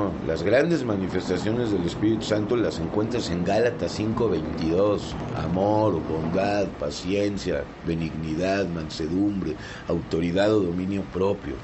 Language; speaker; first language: Spanish; native; Spanish